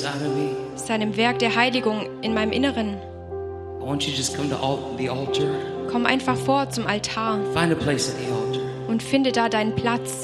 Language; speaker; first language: German; native; German